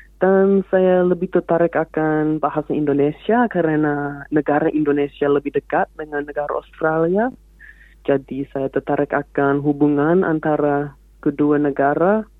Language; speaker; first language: Indonesian; non-native, fluent; English